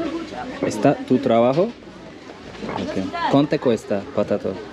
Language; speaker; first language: Spanish; non-native, learner; Turkish